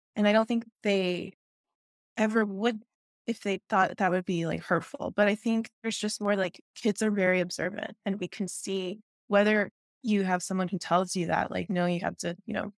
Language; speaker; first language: English; early bilingual, other home language; Spanish